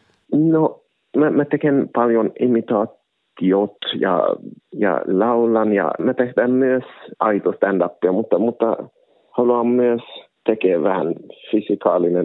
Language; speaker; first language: Finnish; non-native, local second language; Swedish